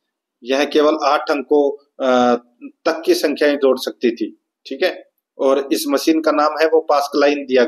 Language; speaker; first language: Hindi; native; Hindi